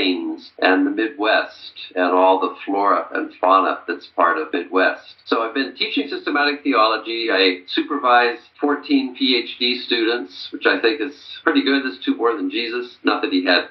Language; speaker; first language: English; native; English